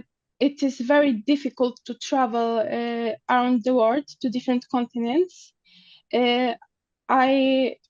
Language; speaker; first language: English; non-native, learner; Polish